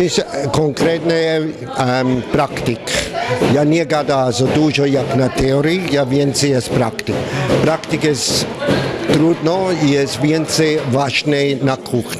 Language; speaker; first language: Polish; non-native, learner; Slovenian